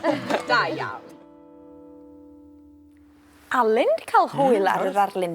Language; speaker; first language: Welsh; native; Welsh